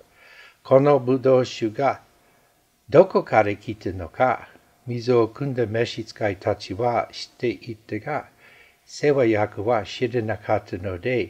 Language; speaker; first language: Japanese; non-native, fluent; English